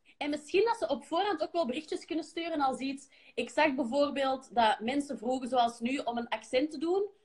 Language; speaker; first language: Dutch; native; Dutch